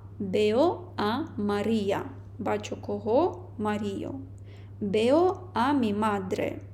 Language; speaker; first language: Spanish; non-native, fluent; Ukrainian